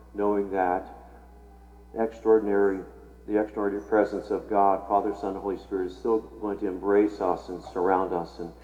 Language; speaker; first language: English; native; English